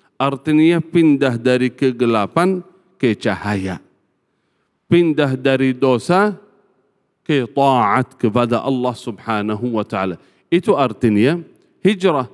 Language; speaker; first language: Malay; non-native, fluent; Arabic